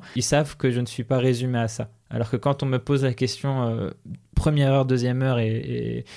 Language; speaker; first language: French; native; French